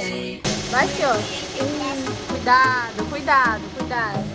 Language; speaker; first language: Portuguese; native; Portuguese